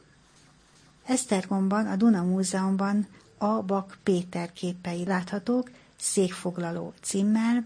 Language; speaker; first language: Hungarian; native; Hungarian